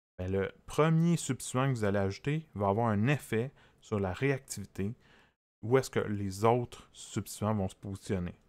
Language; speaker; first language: French; native; French